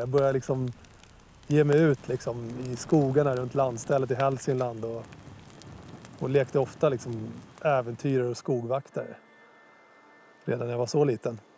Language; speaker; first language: Swedish; native; Swedish